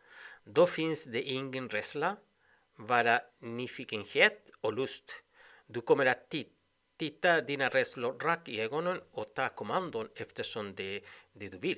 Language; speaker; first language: Swedish; non-native, fluent; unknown